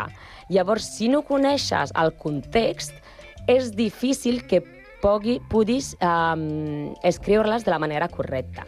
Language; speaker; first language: Catalan; non-native, learner; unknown